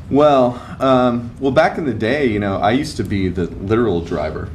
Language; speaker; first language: English; native; English